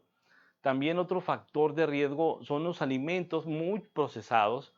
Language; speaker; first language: Spanish; native; Spanish